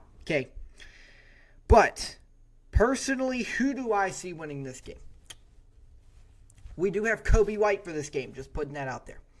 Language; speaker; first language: English; native; English